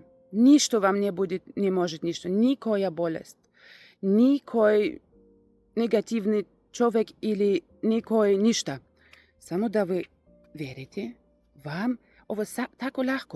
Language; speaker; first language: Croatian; non-native, learner; Russian